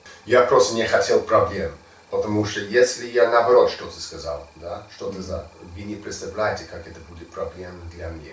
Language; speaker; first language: Russian; non-native, learner; English